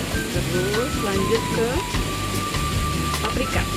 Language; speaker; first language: Indonesian; native; Indonesian